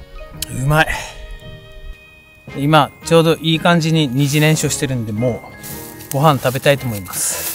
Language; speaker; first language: Japanese; native; Japanese